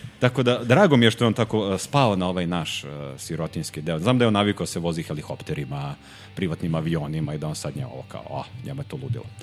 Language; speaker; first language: Serbian; native; Serbian